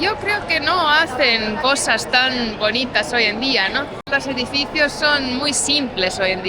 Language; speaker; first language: Spanish; non-native, fluent; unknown